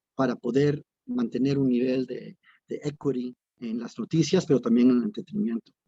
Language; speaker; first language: Spanish; early bilingual, other home language; English